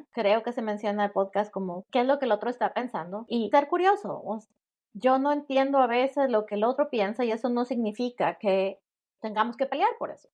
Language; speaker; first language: Spanish; native; Spanish